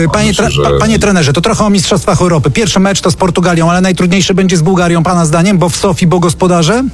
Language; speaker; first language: Polish; native; Polish